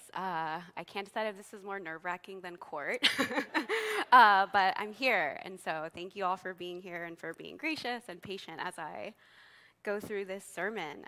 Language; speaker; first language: English; native; English